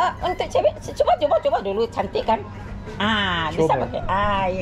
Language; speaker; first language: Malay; non-native, local second language; Minangkabau